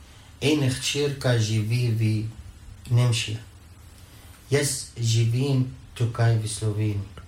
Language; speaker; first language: Slovenian; non-native, learner; Arabic